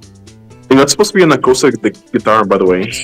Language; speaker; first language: English; native; English